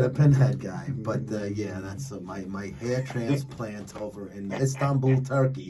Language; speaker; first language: English; native; English